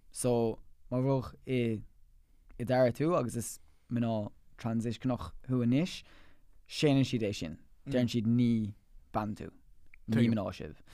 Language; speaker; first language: Irish; non-native, local second language; English